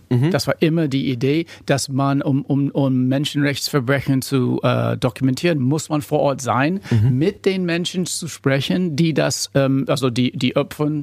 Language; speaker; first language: German; non-native, fluent; English